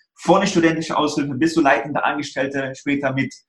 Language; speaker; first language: German; early bilingual, other home language; Persian